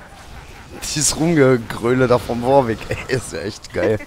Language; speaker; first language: German; native; German